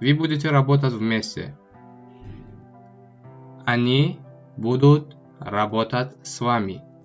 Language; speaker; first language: Russian; non-native, local second language; Tajik